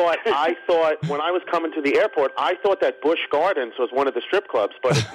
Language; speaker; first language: English; native; English